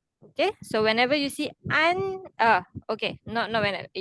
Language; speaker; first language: English; non-native, local second language; Malay